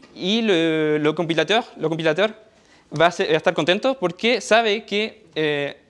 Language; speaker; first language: Spanish; native; Spanish